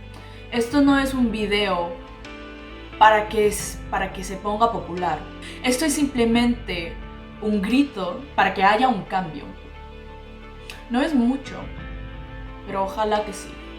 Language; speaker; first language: Spanish; non-native, local second language; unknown